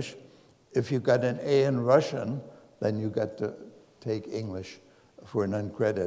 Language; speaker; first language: English; non-native, fluent; German